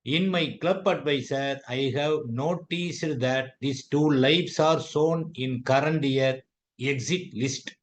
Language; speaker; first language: English; non-native, local second language; Tamil